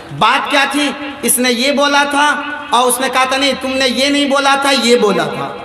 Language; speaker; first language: Urdu; native; Urdu